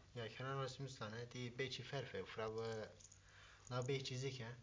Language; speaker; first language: Dutch; non-native, learner; Turkish